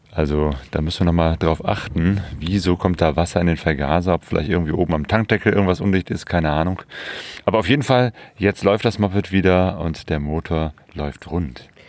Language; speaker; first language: German; native; German